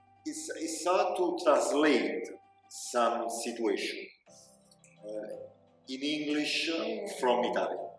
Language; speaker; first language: English; non-native, local second language; Italian